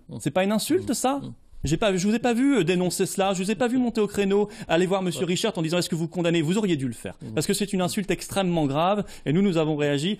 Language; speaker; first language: French; native; French